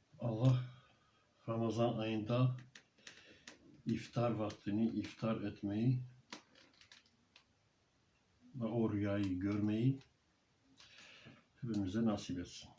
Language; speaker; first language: Turkish; native; Turkish